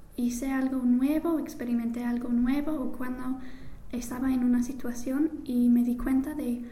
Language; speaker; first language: Spanish; non-native, fluent; English